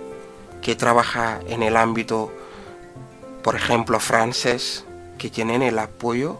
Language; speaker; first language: Spanish; non-native, fluent; Wolof